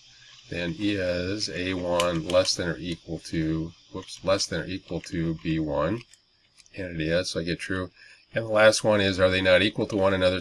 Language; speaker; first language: English; native; English